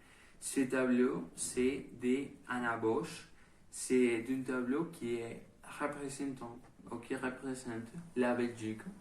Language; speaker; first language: French; non-native, learner; Spanish